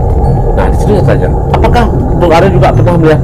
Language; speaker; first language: Indonesian; native; Indonesian